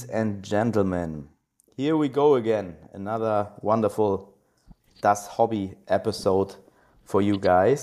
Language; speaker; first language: English; non-native, fluent; German